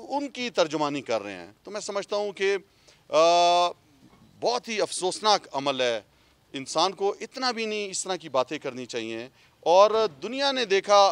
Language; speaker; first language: Urdu; non-native, local second language; Pashto